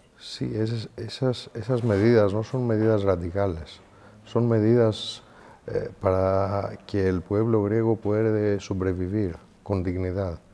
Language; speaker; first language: Spanish; non-native, fluent; Greek